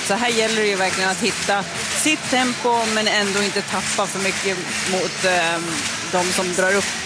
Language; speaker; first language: Swedish; native; Swedish